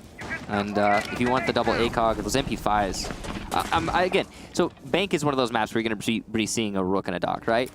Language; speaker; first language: English; native; English